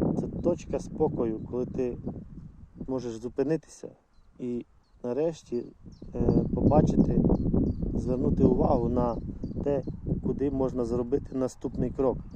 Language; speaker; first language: Ukrainian; non-native, local second language; Russian